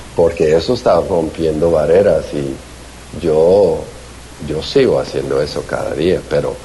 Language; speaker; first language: Spanish; early bilingual, heritage; Spanish